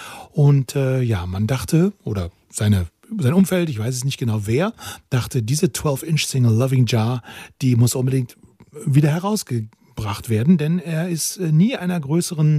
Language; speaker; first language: German; native; German